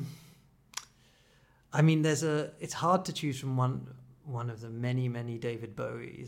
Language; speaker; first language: English; native; English